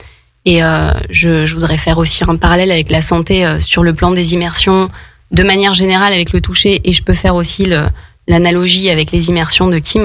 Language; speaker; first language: French; native; French